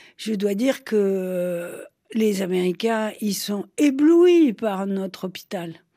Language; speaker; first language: French; native; French